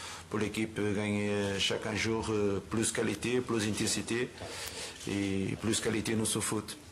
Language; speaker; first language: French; non-native, learner; Portuguese